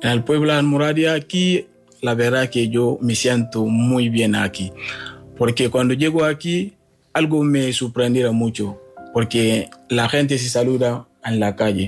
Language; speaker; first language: Spanish; non-native, learner; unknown